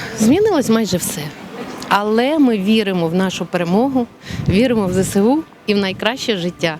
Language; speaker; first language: Ukrainian; non-native, local second language; Russian